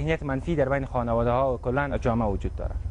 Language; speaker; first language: Persian; native; Persian